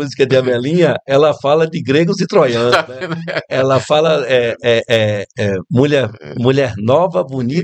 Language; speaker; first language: Portuguese; native; Portuguese